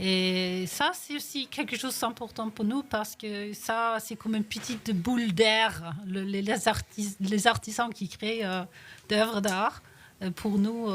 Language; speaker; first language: French; non-native, fluent; Norwegian